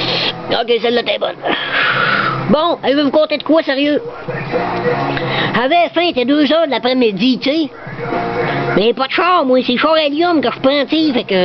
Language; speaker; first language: French; native; French